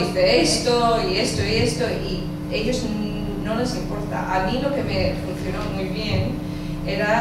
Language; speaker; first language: Spanish; early bilingual, heritage; English